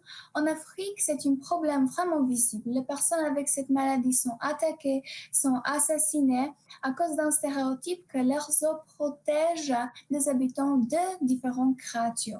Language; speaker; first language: French; non-native, learner; Polish